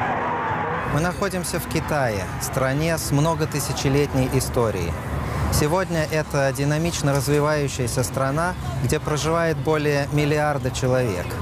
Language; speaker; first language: Russian; native; Russian